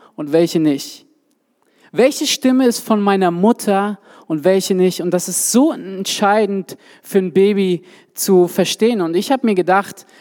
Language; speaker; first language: German; native; German